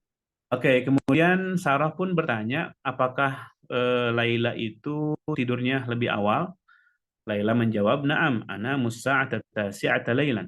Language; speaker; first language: Indonesian; native; Indonesian